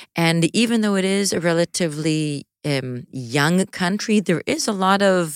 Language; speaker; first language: English; native; English